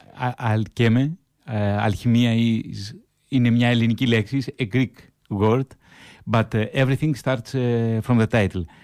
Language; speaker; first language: English; non-native, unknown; Greek